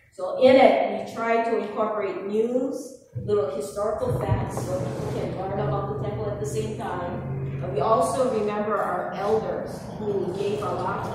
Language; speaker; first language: English; native; English